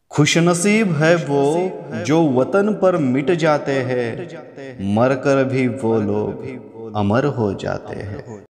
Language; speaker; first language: Hindi; non-native, local second language; Marathi